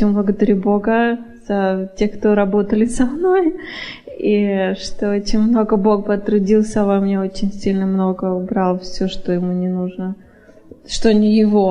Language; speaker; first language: Russian; early bilingual, heritage; Russian